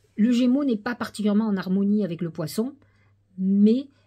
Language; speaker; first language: French; native; French